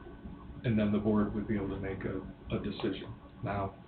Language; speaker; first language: English; native; English